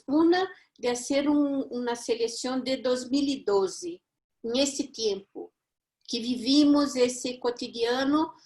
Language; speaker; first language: Spanish; non-native, fluent; Portuguese